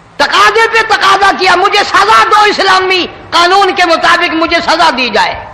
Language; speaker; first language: Urdu; non-native, local second language; Punjabi